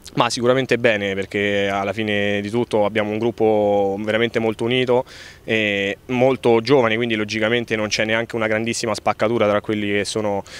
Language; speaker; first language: Italian; native; Italian